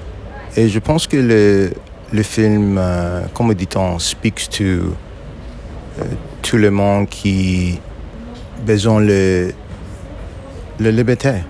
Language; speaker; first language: French; non-native, learner; English